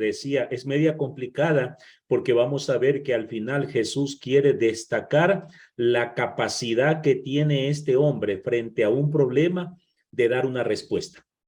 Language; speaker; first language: Spanish; native; Spanish